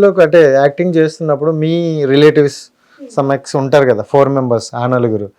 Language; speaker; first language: Telugu; native; Telugu